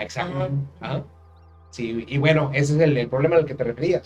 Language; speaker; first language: Spanish; native; Spanish